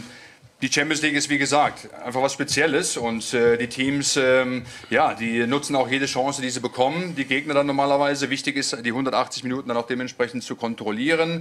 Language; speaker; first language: German; native; German